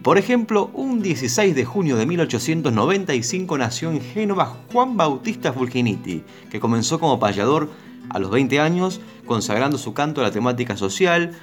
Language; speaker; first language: Spanish; native; Spanish